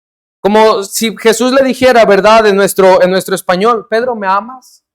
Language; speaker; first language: Spanish; native; Spanish